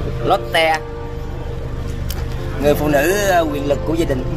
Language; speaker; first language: Vietnamese; native; Vietnamese